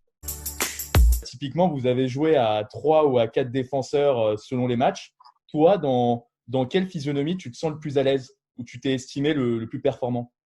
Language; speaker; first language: French; native; French